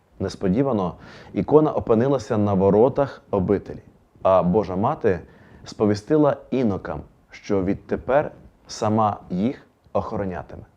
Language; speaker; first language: Ukrainian; native; Ukrainian